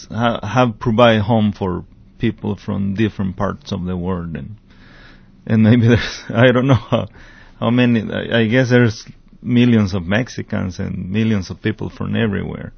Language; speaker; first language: English; non-native, fluent; Spanish